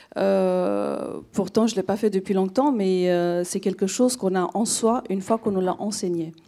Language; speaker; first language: French; non-native, fluent; Romanian